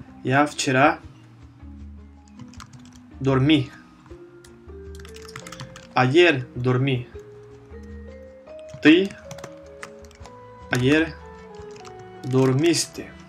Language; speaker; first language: Russian; non-native, fluent; Spanish